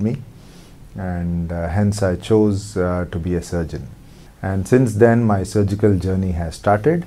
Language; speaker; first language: English; non-native, local second language; Telugu